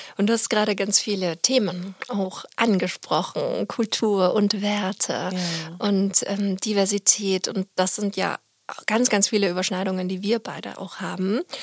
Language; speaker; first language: German; native; German